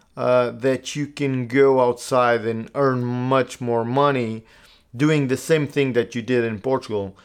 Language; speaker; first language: English; non-native, fluent; Portuguese